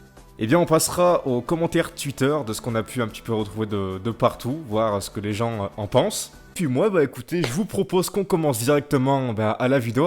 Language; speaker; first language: French; native; French